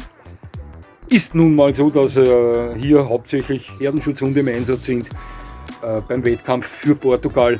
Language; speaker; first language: German; native; German